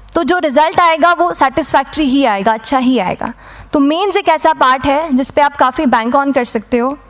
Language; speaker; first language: Hindi; native; Hindi